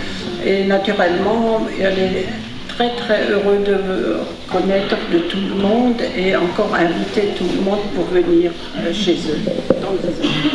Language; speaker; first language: French; non-native, fluent; German